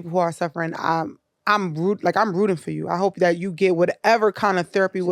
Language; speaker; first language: English; native; English